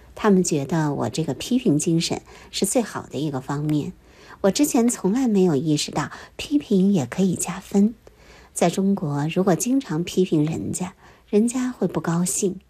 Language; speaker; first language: Chinese; native; Chinese